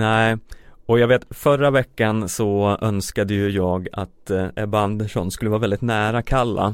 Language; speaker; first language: Swedish; native; Swedish